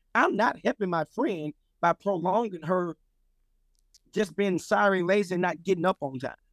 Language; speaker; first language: English; native; English